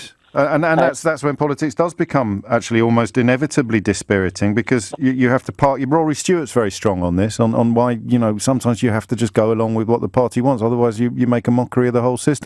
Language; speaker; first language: English; native; English